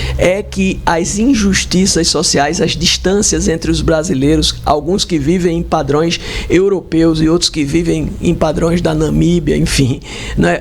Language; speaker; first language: Portuguese; native; Portuguese